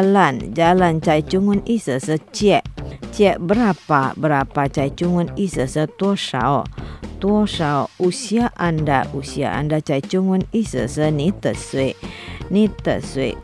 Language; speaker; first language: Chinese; non-native, fluent; Indonesian